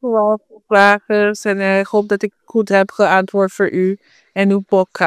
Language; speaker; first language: Dutch; non-native, fluent; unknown